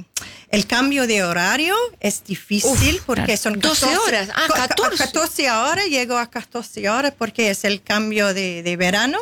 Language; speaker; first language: Spanish; non-native, fluent; English